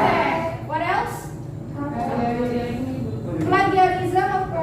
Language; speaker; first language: English; non-native, fluent; Indonesian